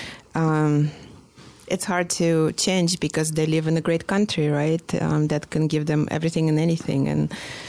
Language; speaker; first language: English; non-native, fluent; Russian